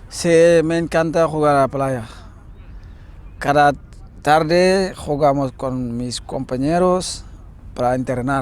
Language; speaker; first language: Spanish; non-native, learner; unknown